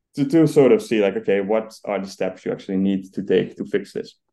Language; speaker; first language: English; non-native, fluent; Dutch